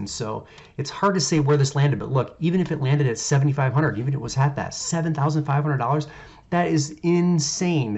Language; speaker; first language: English; native; English